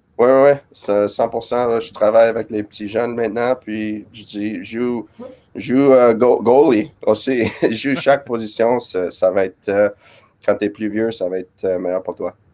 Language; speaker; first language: French; non-native, local second language; English